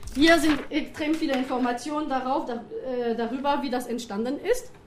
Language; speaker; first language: German; non-native, fluent; French